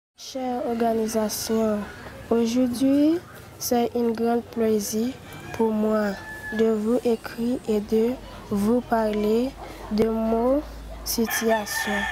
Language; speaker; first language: French; non-native, learner; Haitian Creole